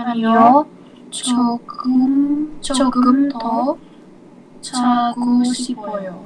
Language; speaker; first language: Korean; non-native, learner; Indonesian